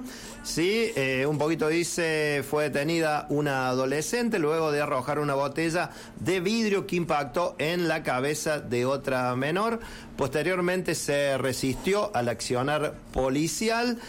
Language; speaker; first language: Spanish; native; Spanish